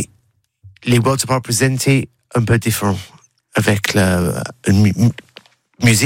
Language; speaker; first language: French; non-native, learner; English